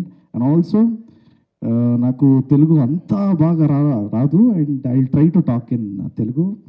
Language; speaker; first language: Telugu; non-native, learner; Kannada